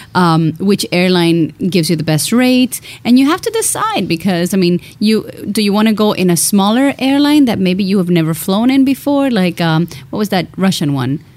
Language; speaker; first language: English; early bilingual, other home language; Spanish